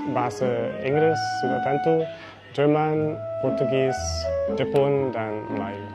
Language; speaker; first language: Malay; non-native, fluent; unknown